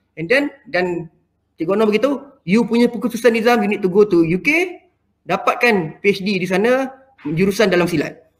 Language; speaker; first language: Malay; native; Malay